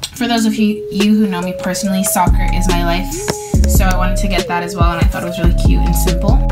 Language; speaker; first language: English; native; English